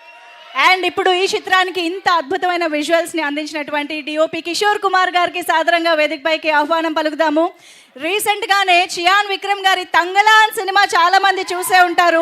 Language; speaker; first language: Telugu; native; Telugu